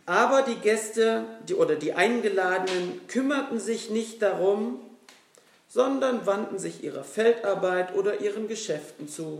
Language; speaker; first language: German; native; German